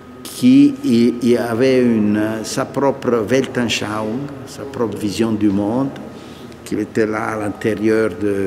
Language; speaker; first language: French; non-native, fluent; Italian